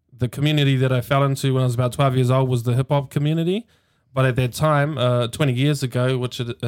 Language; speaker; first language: English; native; English